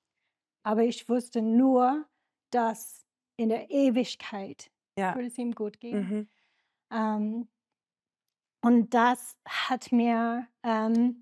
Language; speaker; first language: German; non-native, learner; English